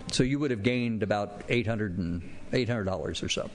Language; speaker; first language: English; native; English